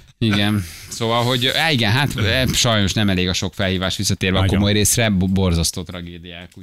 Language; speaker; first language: Hungarian; native; Hungarian